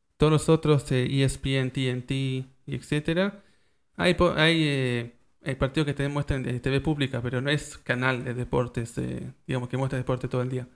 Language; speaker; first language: Spanish; early bilingual, heritage; Spanish